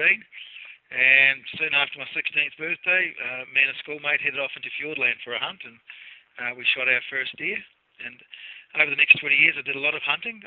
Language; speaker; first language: English; native; English